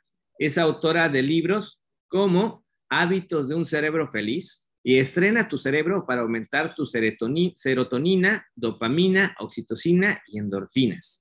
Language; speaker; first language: Spanish; native; Spanish